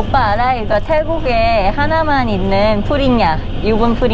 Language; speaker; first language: Korean; non-native, learner; Thai